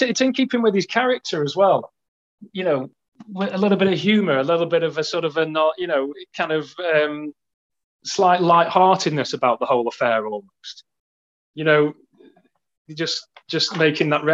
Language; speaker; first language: English; native; English